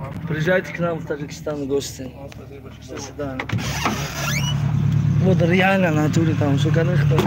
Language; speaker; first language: Russian; non-native, local second language; Tajik